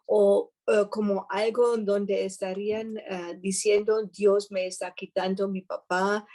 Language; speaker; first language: Spanish; non-native, fluent; German